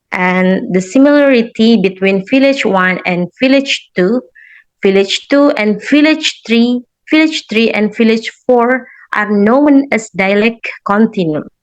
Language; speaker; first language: English; non-native, learner; Indonesian